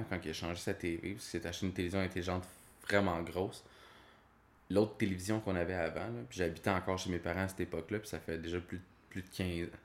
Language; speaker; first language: French; native; French